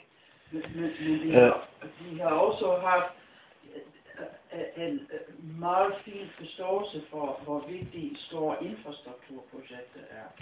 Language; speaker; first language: Danish; non-native, fluent; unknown